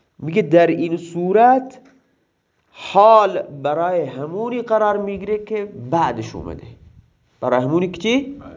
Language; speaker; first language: Persian; non-native, local second language; Baluchi